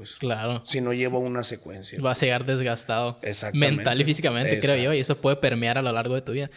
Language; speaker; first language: Spanish; native; Spanish